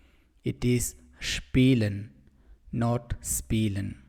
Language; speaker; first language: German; non-native, fluent; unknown